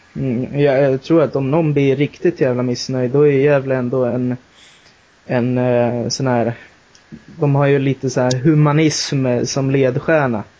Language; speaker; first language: Swedish; native; Swedish